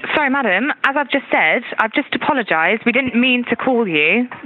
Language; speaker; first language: English; native; English